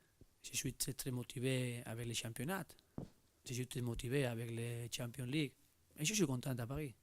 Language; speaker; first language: French; non-native, learner; Spanish